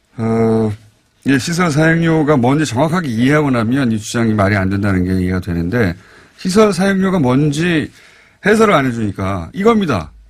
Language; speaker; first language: Korean; native; Korean